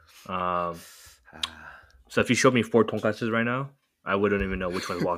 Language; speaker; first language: English; native; English